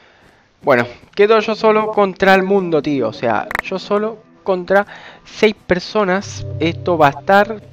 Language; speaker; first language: Spanish; native; Spanish